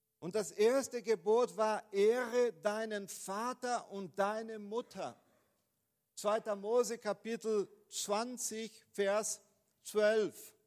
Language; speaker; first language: German; non-native, fluent; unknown